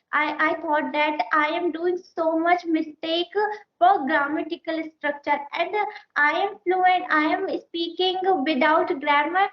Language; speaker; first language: English; non-native, learner; Hindi